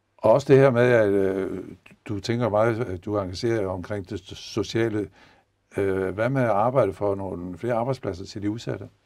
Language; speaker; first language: Danish; native; Danish